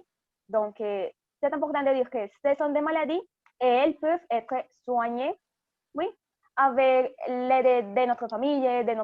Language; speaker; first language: French; non-native, fluent; Spanish